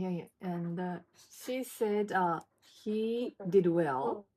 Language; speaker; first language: English; non-native, learner; Japanese